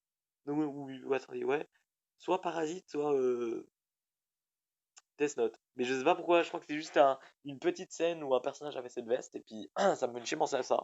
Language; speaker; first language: French; native; French